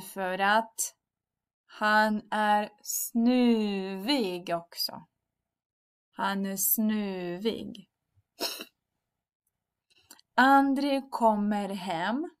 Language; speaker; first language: Swedish; non-native, fluent; Russian